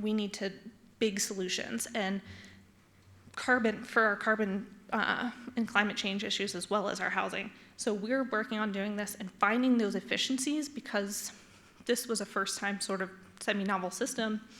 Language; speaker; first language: English; native; English